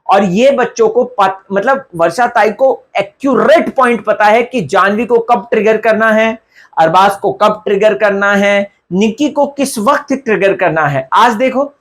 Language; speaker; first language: Hindi; non-native, local second language; Marathi